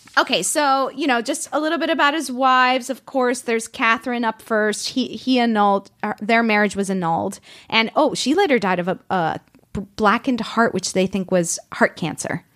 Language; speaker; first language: English; non-native, fluent; Spanish